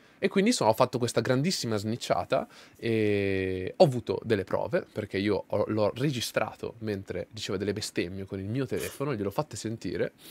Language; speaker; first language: Italian; native; Italian